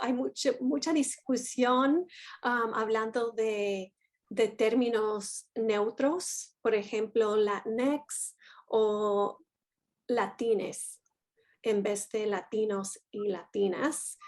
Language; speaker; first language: Spanish; non-native, fluent; English